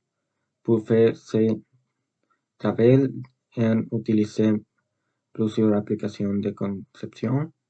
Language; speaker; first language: French; non-native, learner; Spanish